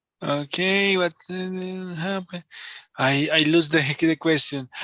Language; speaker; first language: English; non-native, learner; Spanish